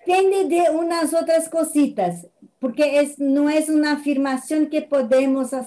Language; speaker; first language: Spanish; non-native, fluent; Portuguese